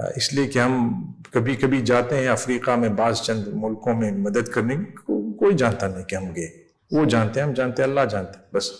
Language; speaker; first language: Urdu; non-native, fluent; English